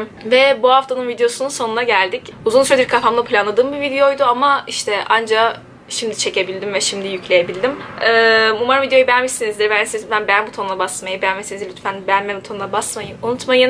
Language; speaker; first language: Turkish; native; Turkish